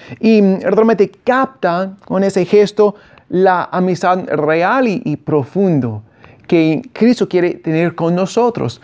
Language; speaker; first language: Spanish; non-native, fluent; English